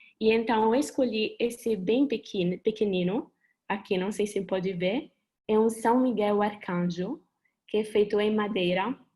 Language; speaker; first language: Portuguese; non-native, fluent; Italian